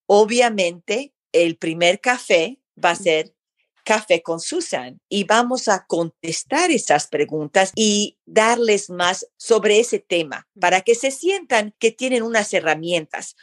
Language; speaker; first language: Spanish; early bilingual, heritage; Spanish